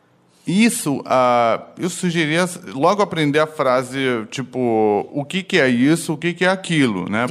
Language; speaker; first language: Portuguese; non-native, fluent; Russian